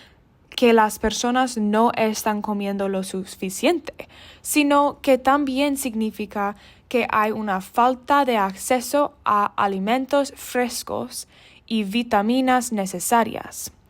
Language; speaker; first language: Spanish; non-native, learner; English